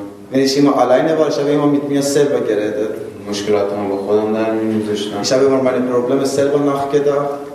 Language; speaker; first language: German; non-native, learner; Persian